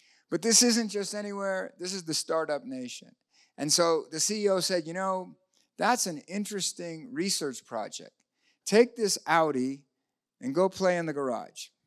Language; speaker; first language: English; native; English